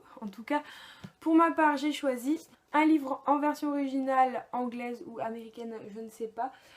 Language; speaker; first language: French; native; French